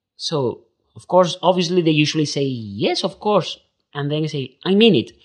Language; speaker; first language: English; non-native, fluent; Spanish